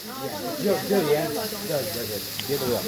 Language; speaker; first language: Chinese; non-native, learner; Kyrgyz